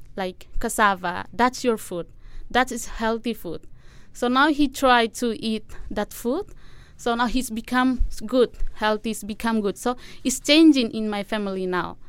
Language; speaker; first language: English; non-native, learner; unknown